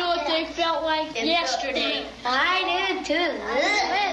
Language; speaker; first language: English; native; English